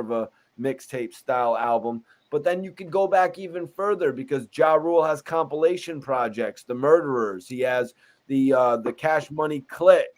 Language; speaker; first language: English; native; English